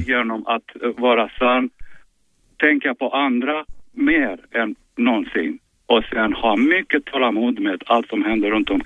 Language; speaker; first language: Swedish; non-native, fluent; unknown